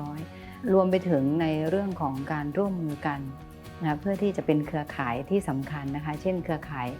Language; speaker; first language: Thai; native; Thai